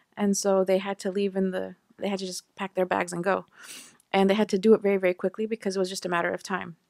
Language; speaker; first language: English; native; English